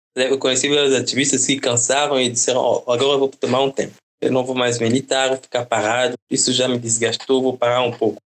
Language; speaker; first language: Portuguese; non-native, fluent; French